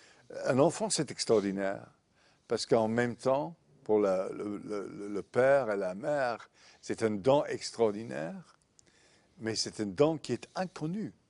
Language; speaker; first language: French; non-native, fluent; English